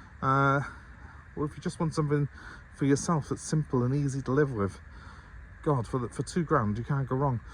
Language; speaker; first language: English; native; English